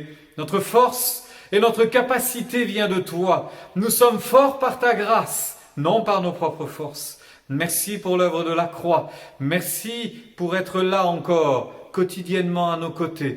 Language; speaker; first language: French; native; French